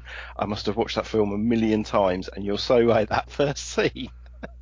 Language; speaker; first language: English; native; English